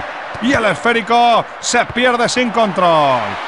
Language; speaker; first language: Spanish; native; Spanish